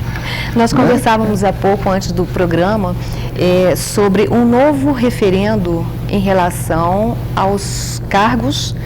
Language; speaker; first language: Portuguese; native; Portuguese